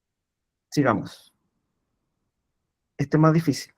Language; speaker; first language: Spanish; native; Spanish